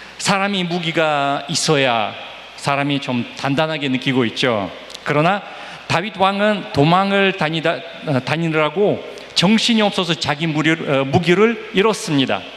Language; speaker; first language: Korean; non-native, fluent; Russian